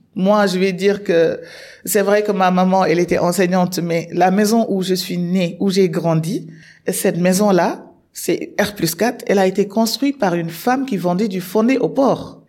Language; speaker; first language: French; non-native, local second language; Wolof